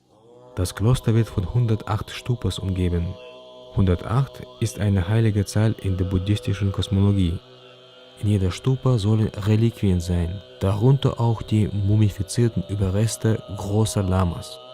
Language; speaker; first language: German; native; German